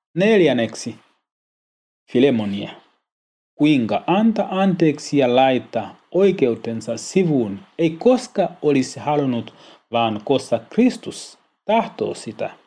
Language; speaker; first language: Finnish; non-native, learner; Swahili